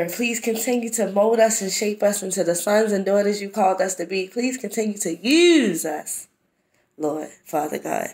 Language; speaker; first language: English; native; English